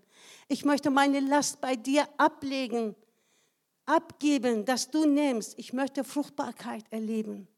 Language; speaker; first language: German; non-native, fluent; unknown